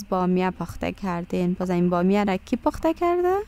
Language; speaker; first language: Persian; native; Persian